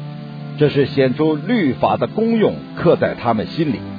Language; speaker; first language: Chinese; native; Chinese